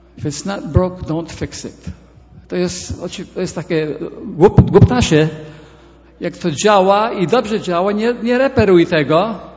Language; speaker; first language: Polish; early bilingual, heritage; Polish